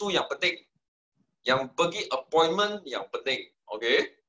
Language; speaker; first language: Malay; non-native, local second language; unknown